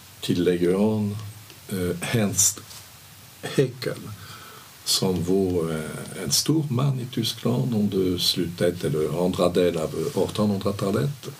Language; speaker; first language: Swedish; non-native, fluent; French